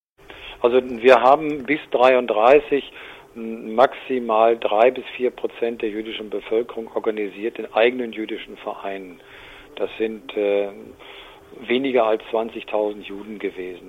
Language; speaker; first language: German; native; German